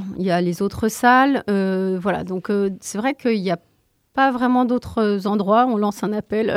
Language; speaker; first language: French; native; French